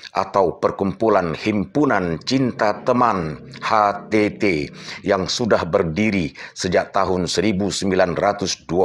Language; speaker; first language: Indonesian; native; Indonesian